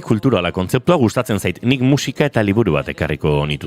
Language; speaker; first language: Basque; native; Basque